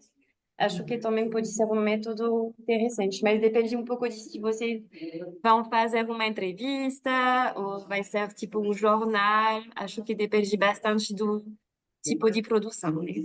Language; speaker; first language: Portuguese; non-native, fluent; French